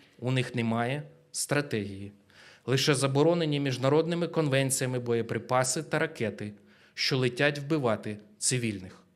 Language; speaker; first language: Ukrainian; native; Ukrainian